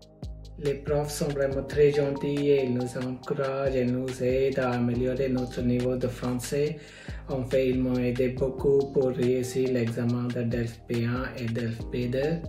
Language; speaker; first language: French; non-native, fluent; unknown